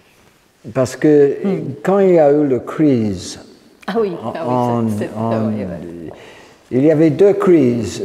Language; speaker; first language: French; non-native, fluent; English